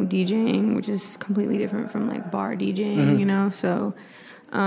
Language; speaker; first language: English; native; English